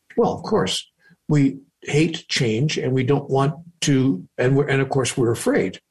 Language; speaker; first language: English; native; English